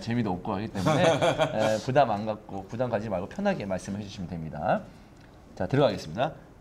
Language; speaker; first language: Korean; native; Korean